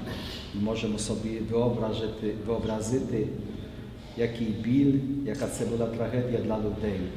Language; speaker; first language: Ukrainian; non-native, fluent; Polish